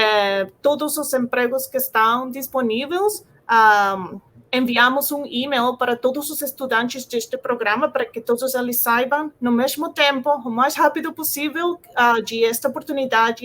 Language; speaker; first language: Portuguese; non-native, fluent; Spanish